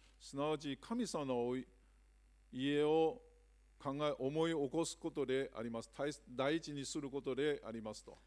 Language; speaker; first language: Japanese; non-native, fluent; Chinese